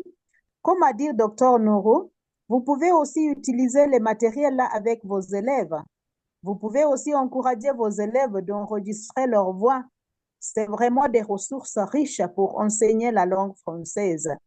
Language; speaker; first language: French; non-native, fluent; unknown